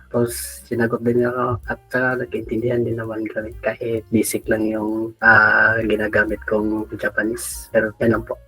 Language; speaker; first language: Filipino; non-native, local second language; Cebuano